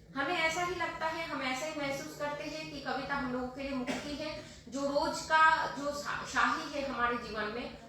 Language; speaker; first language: Hindi; non-native, local second language; Bangla